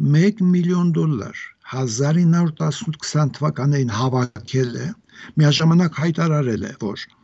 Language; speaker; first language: Armenian; native; Armenian